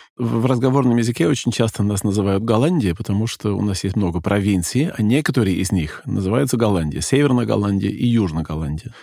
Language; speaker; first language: Russian; non-native, fluent; Dutch